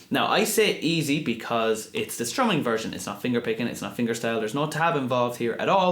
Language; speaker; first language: English; native; English